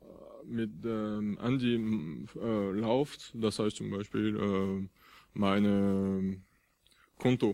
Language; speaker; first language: German; non-native, fluent; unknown